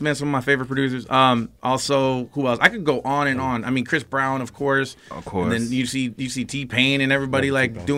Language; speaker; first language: English; native; English